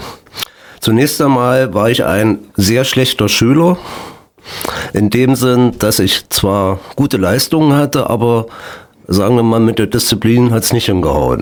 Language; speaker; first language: German; native; German